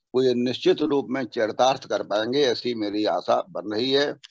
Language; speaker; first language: Hindi; native; Hindi